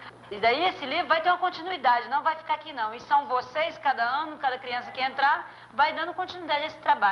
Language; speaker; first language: Portuguese; native; Portuguese